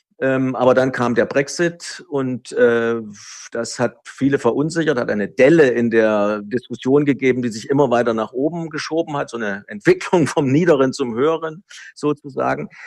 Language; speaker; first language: German; native; German